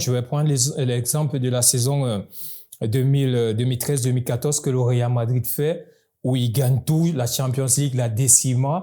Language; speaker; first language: French; native; French